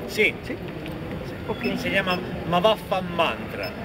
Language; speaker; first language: Spanish; non-native, fluent; Italian